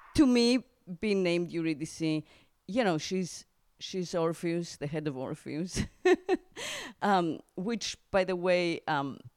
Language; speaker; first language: English; non-native, fluent; Greek